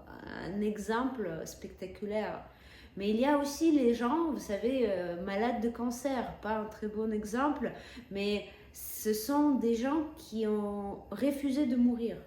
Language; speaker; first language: French; non-native, fluent; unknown